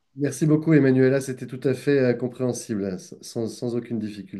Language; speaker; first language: French; native; French